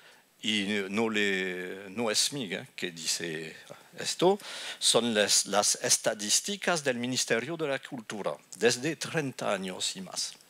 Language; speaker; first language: Spanish; non-native, fluent; French